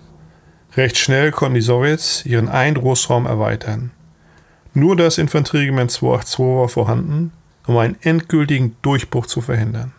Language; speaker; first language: German; native; German